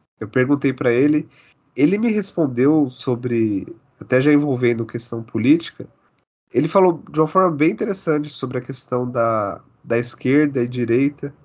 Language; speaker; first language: Portuguese; native; Portuguese